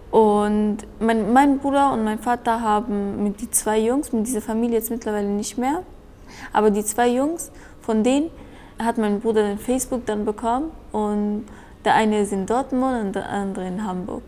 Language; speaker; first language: German; early bilingual, other home language; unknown